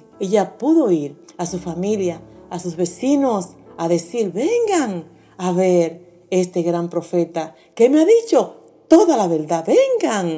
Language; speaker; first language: Spanish; native; Spanish